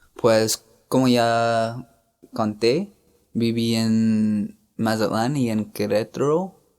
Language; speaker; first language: Spanish; non-native, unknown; English